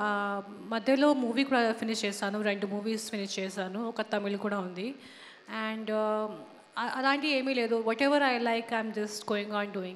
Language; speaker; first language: Telugu; non-native, fluent; Hindi